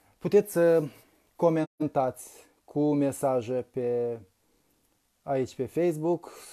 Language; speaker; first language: Romanian; native; Romanian